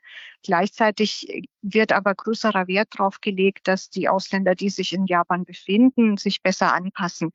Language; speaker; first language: German; native; German